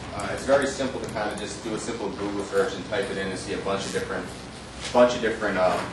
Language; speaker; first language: English; native; English